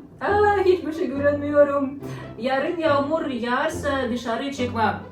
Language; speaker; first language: Turkish; non-native, learner; Russian